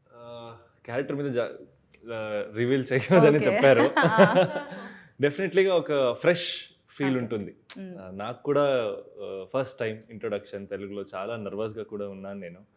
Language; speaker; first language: Telugu; non-native, fluent; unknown